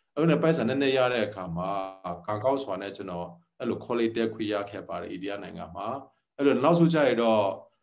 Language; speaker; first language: Burmese; non-native, local second language; Hakha Chin